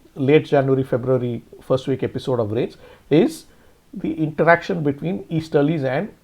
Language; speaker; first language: English; non-native, local second language; Tamil